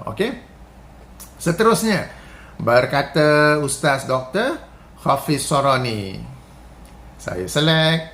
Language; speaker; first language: Malay; native; Malay